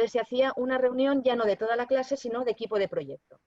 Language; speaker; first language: Spanish; native; Spanish